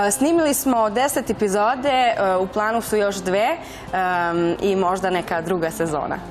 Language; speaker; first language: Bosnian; non-native, fluent; Spanish